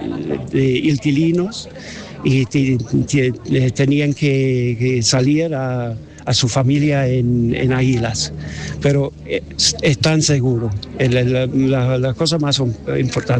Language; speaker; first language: Spanish; non-native, fluent; English